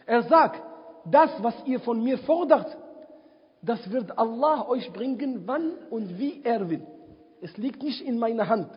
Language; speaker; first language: German; non-native, fluent; Arabic